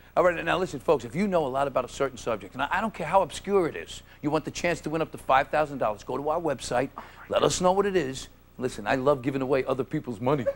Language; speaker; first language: English; native; English